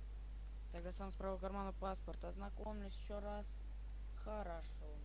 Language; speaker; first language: Russian; native; Russian